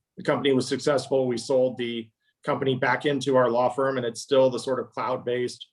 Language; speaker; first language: English; native; English